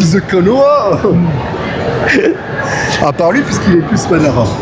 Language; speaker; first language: French; native; French